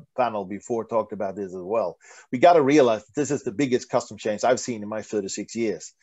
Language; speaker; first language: English; non-native, fluent; Swedish